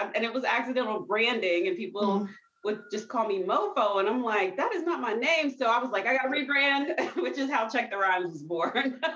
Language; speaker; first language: English; native; English